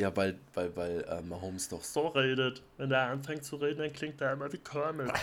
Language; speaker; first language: German; native; German